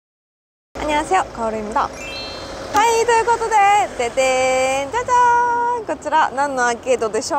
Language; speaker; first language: Japanese; native; Japanese